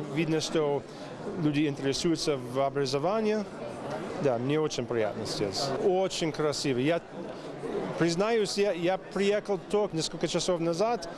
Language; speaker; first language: Russian; non-native, fluent; English